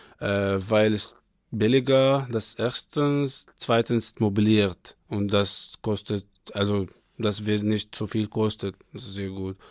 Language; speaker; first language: German; non-native, learner; Arabic